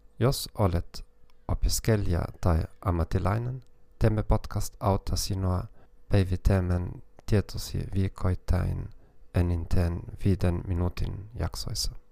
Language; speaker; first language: Finnish; non-native, learner; German